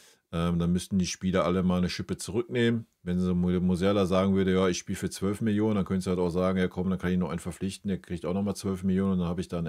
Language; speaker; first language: German; native; German